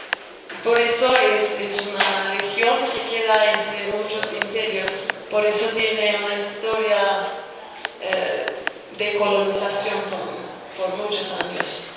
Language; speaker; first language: Spanish; non-native, fluent; Kurdish